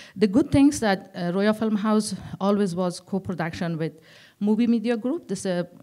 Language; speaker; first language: English; non-native, learner; Persian